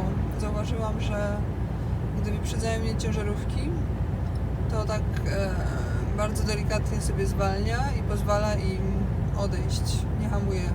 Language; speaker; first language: Polish; native; Polish